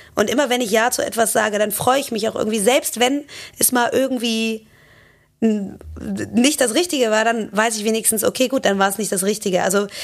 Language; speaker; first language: German; native; German